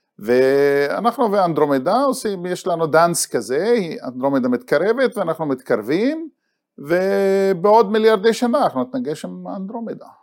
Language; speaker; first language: Hebrew; non-native, local second language; Arabic